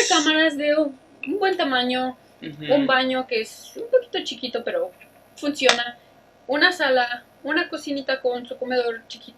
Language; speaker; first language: Spanish; native; Spanish